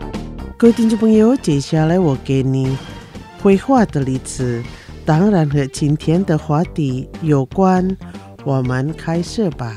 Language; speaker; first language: Chinese; non-native, learner; Indonesian